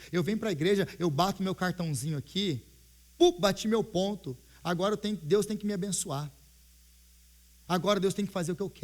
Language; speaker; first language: Portuguese; native; Portuguese